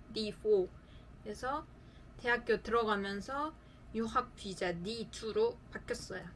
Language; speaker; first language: Korean; non-native, fluent; Uzbek